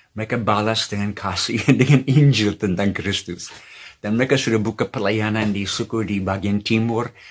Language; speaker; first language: Indonesian; non-native, fluent; English